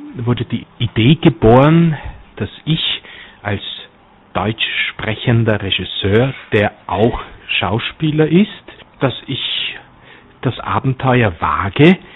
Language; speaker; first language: German; native; German